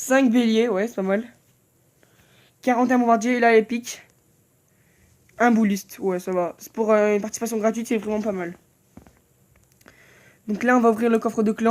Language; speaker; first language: French; native; French